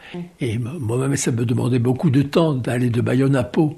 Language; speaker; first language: French; native; French